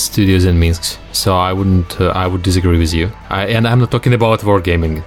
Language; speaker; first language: English; non-native, fluent; Russian